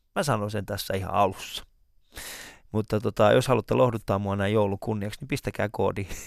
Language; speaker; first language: Finnish; early bilingual, other home language; Persian